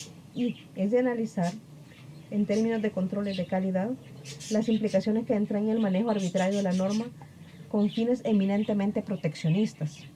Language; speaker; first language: Spanish; native; Spanish